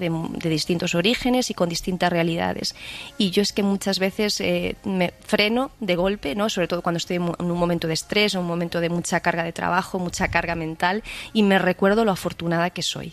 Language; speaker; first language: Spanish; native; Spanish